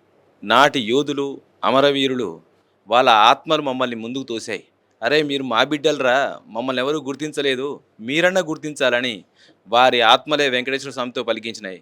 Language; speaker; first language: Telugu; native; Telugu